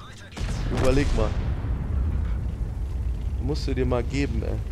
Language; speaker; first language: German; native; German